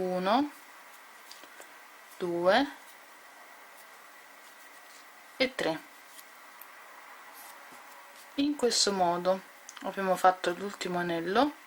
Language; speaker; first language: Italian; native; Italian